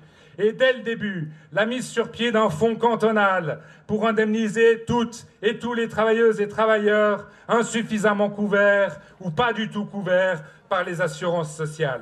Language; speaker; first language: French; native; French